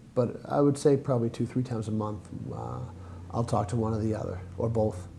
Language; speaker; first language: English; native; English